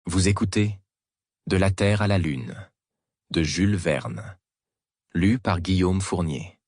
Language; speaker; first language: French; native; French